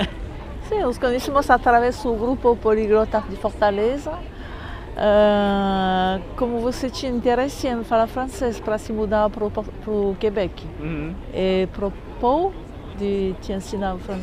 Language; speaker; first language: Portuguese; non-native, fluent; French